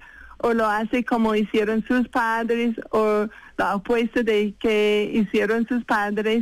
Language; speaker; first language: Spanish; non-native, fluent; English